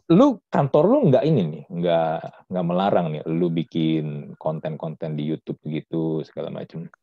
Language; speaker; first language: Indonesian; native; Indonesian